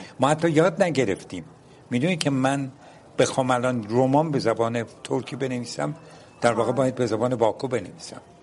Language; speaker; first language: Persian; non-native, local second language; Azerbaijani